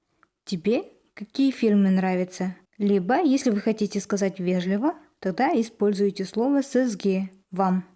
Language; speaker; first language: Russian; non-native, local second language; Kazakh